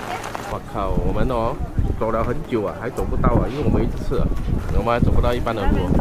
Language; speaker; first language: Chinese; native; Chinese